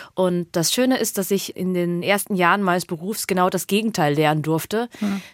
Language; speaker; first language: German; native; German